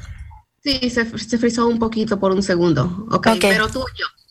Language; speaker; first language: Spanish; early bilingual, heritage; Spanish